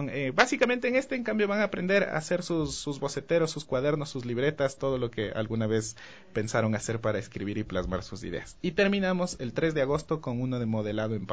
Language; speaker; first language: Spanish; native; Spanish